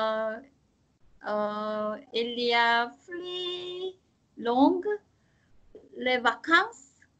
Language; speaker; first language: French; non-native, learner; Korean